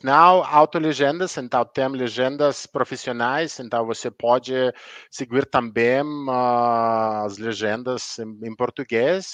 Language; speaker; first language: Portuguese; non-native, learner; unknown